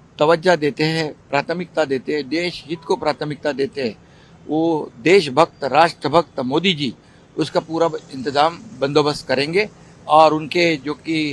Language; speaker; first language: Hindi; non-native, local second language; Marathi